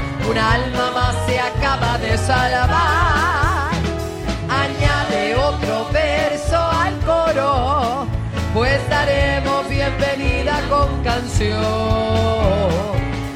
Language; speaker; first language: Spanish; native; Spanish